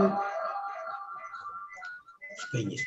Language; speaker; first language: Italian; native; Italian